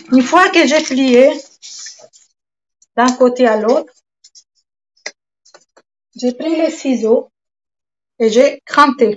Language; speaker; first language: French; non-native, fluent; Italian